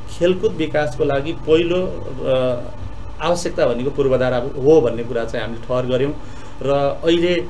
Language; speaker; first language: Nepali; native; Nepali